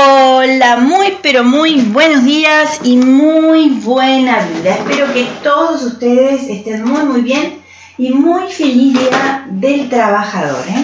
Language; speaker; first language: Spanish; native; Spanish